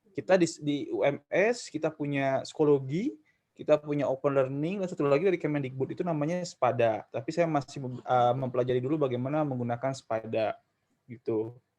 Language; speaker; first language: Indonesian; non-native, local second language; Sundanese